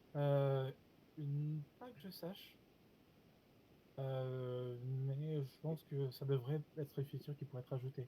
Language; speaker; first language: French; native; French